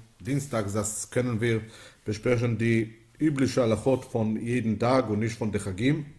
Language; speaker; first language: German; non-native, fluent; Yiddish